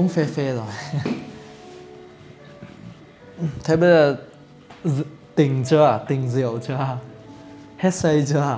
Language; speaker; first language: Vietnamese; non-native, fluent; Chinese